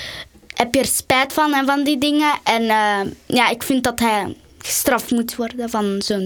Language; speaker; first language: Dutch; early bilingual, other home language; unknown